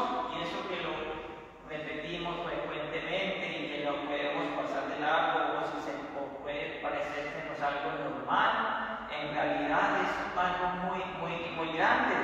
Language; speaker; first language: Spanish; native; Spanish